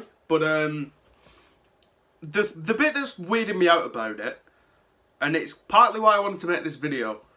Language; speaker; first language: English; native; English